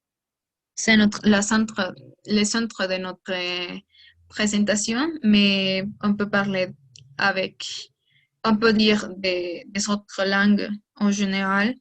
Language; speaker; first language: French; non-native, learner; Spanish